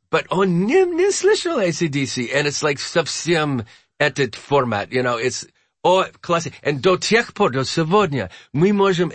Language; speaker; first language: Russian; non-native, learner; English